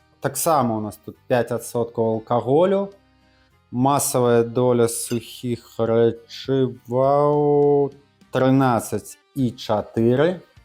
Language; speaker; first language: Belarusian; non-native, local second language; Russian